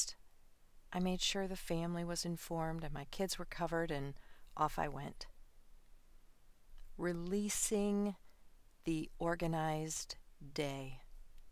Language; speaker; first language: English; native; English